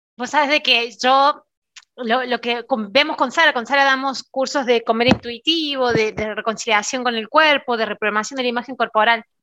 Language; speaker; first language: Spanish; native; Spanish